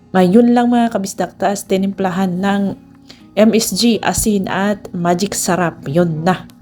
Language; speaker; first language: Filipino; non-native, local second language; Cebuano